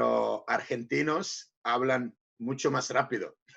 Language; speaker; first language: Spanish; non-native, fluent; Serbian